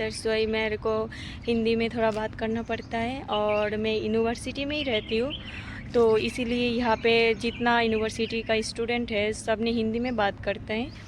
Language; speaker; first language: Hindi; non-native, learner; Bangla